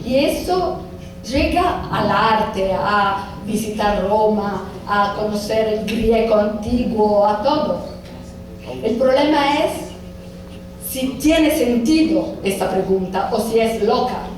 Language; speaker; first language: Spanish; non-native, fluent; Italian